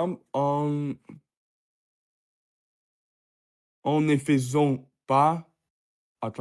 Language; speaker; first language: French; non-native, learner; Russian